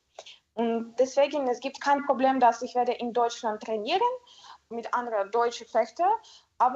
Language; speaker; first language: German; non-native, learner; Ukrainian